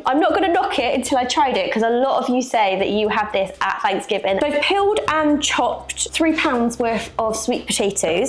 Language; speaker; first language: English; native; English